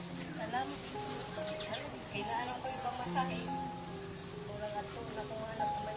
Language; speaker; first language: Filipino; non-native, local second language; Cebuano